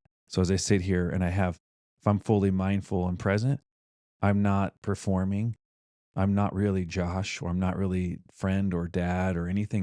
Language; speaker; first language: English; native; English